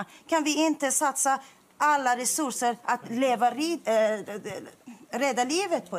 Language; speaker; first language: Swedish; non-native, fluent; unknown